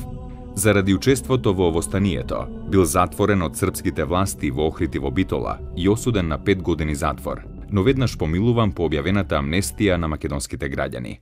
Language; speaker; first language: Macedonian; native; Macedonian